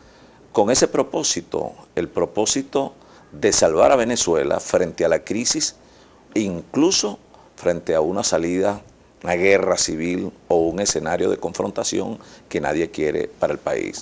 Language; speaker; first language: Spanish; native; Spanish